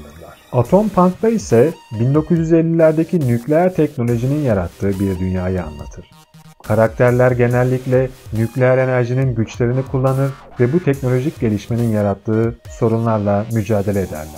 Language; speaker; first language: Turkish; native; Turkish